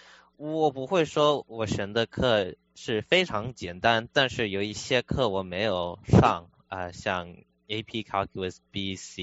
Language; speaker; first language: Chinese; early bilingual, heritage; Chinese